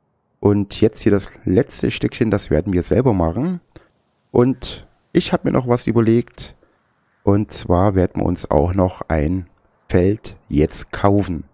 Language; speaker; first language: German; native; German